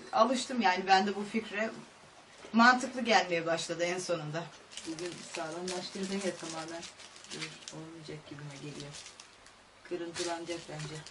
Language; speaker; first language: Turkish; native; Turkish